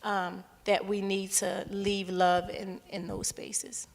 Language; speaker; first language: English; native; English